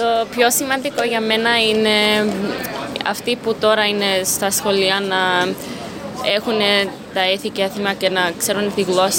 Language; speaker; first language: Greek; early bilingual, heritage; Greek